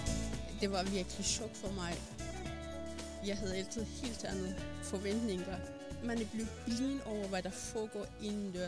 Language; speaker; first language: Danish; non-native, fluent; Persian